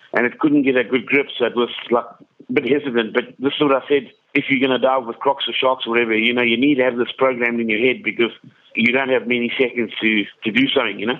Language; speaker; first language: English; native; English